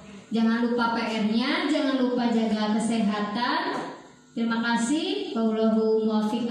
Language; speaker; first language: Indonesian; native; Indonesian